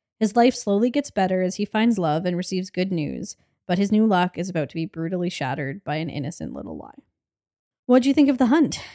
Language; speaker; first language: English; native; English